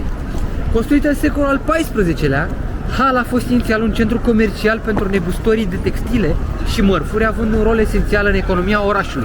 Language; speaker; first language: Romanian; native; Romanian